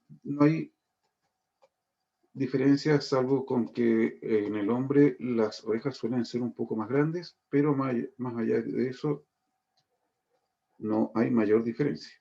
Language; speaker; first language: Spanish; native; Spanish